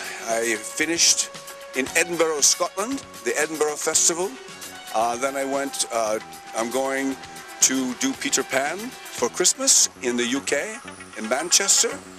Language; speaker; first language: English; native; English